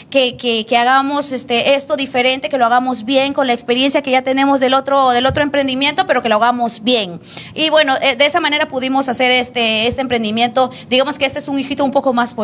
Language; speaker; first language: Spanish; native; Spanish